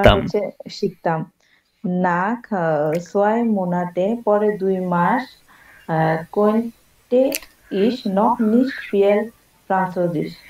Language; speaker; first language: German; non-native, learner; Bangla